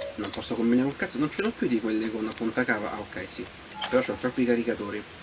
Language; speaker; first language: Italian; native; Italian